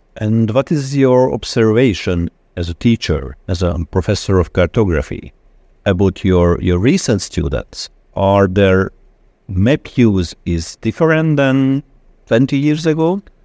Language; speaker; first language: English; non-native, fluent; Hungarian